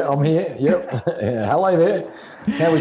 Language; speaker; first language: English; native; English